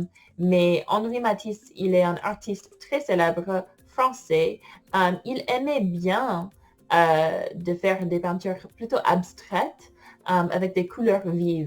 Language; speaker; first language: French; non-native, fluent; English